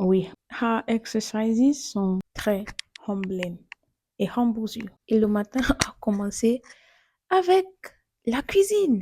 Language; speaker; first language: French; non-native, learner; English